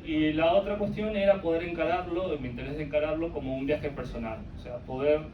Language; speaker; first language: Spanish; native; Spanish